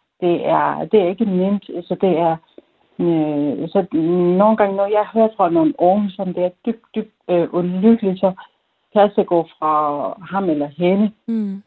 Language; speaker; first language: Danish; non-native, fluent; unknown